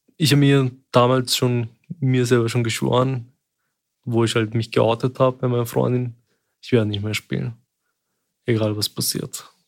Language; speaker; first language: German; early bilingual, other home language; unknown